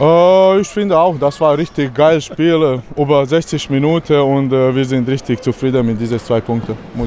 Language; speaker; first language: German; non-native, learner; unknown